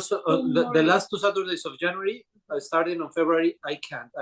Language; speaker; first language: English; non-native, fluent; Spanish